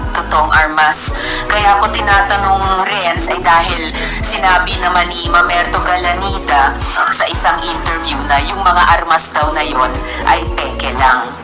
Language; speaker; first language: Filipino; native; Filipino